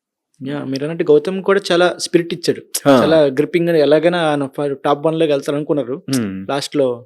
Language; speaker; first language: Telugu; native; Telugu